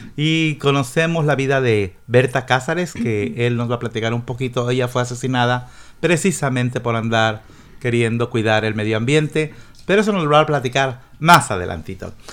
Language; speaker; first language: Spanish; native; Spanish